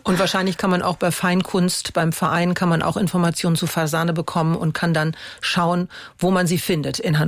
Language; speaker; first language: German; native; German